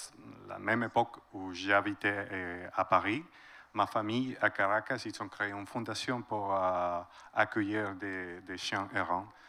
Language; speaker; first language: French; non-native, fluent; Spanish